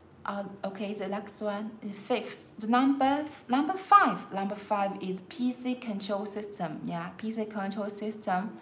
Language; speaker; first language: English; non-native, learner; Chinese